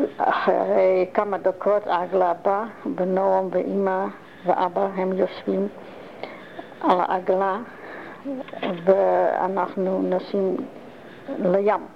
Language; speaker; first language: Hebrew; non-native, learner; Dutch